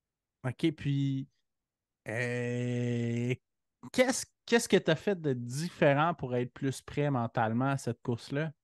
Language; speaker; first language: French; native; French